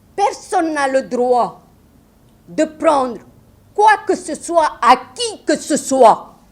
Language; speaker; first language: French; non-native, local second language; Wolof